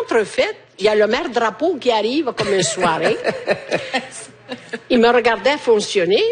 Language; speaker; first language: French; non-native, fluent; Italian